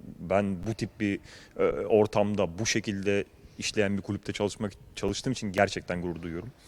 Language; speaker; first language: Turkish; native; Turkish